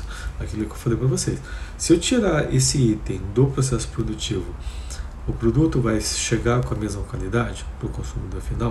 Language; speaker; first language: Portuguese; native; Portuguese